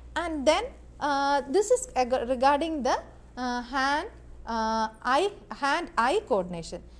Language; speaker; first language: English; non-native, local second language; Malayalam